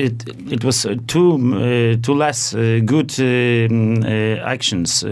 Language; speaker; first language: English; non-native, learner; Polish